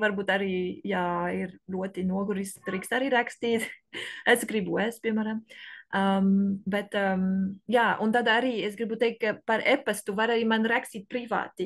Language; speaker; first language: Latvian; non-native, learner; French